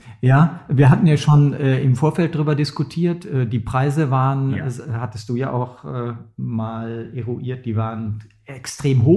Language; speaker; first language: German; native; German